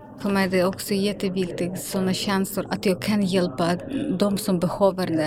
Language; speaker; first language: Swedish; non-native, learner; Ukrainian